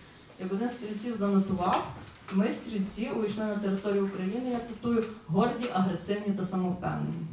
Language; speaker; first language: Ukrainian; native; Ukrainian